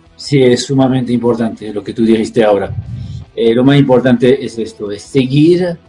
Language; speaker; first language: Spanish; non-native, fluent; French